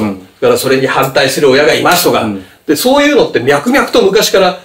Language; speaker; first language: Japanese; native; Japanese